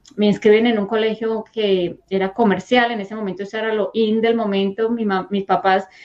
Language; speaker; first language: Spanish; native; Spanish